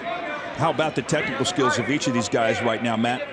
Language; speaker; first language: English; native; English